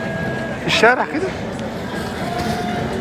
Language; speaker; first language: Arabic; native; Arabic